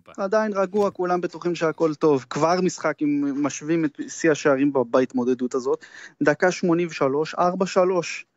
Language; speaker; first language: Hebrew; native; Hebrew